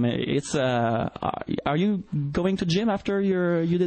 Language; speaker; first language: English; non-native, fluent; French